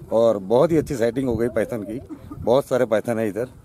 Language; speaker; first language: Hindi; non-native, local second language; Gujarati